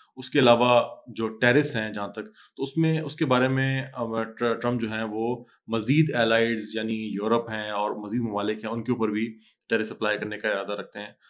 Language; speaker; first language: Urdu; native; Urdu